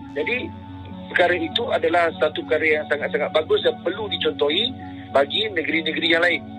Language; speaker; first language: Malay; native; Malay